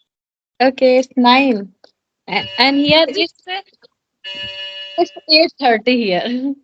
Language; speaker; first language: English; non-native, learner; Hindi